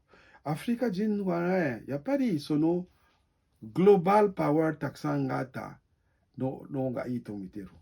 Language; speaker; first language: Japanese; non-native, learner; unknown